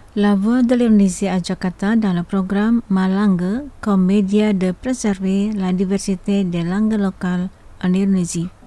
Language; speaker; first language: French; non-native, fluent; Indonesian